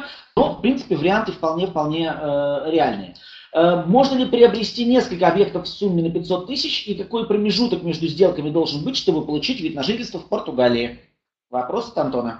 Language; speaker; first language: Russian; native; Russian